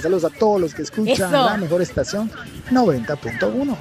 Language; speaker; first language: Spanish; native; Spanish